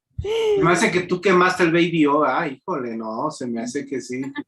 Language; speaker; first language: Spanish; native; Spanish